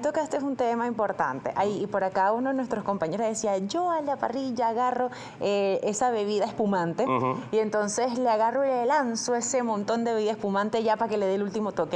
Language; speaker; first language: Spanish; native; Spanish